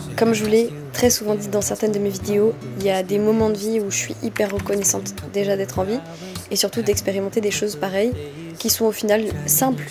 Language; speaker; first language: French; native; French